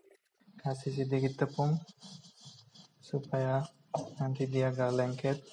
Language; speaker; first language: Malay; non-native, local second language; Bangla